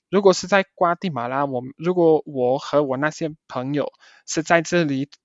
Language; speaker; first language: Chinese; early bilingual, heritage; Chinese